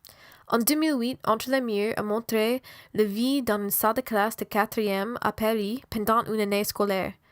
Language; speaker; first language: French; non-native, learner; English